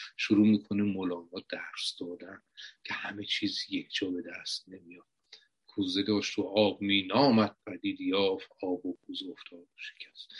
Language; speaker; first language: Persian; native; Persian